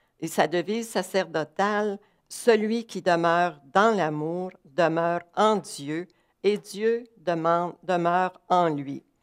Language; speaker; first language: French; native; French